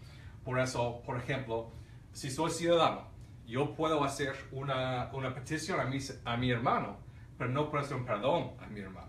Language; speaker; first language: Spanish; non-native, fluent; English